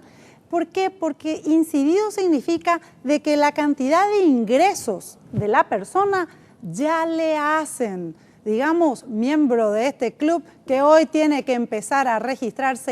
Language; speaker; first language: Spanish; native; Spanish